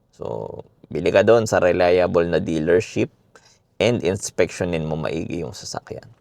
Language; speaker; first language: Filipino; native; Filipino